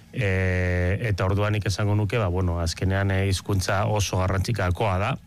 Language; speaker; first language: Basque; native; Basque